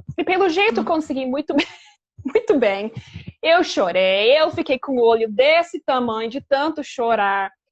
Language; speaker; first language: Portuguese; non-native, fluent; English